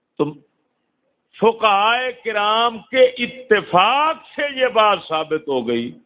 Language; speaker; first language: Urdu; non-native, local second language; Punjabi